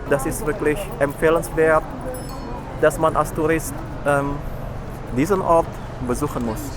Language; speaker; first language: German; non-native, fluent; Indonesian